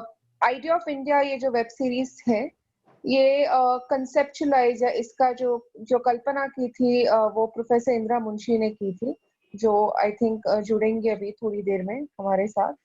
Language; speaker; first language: Hindi; native; Hindi